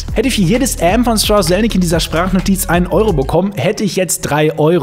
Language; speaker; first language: German; native; German